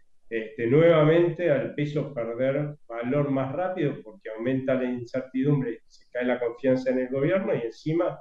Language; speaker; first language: Spanish; native; Spanish